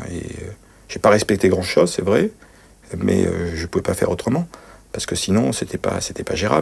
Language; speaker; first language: French; native; French